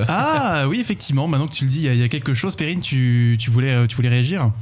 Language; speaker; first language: French; native; French